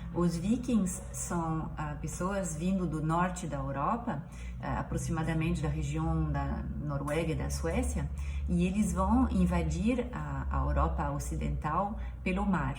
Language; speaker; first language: Portuguese; non-native, fluent; French